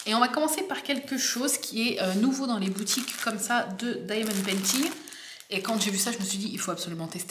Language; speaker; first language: French; native; French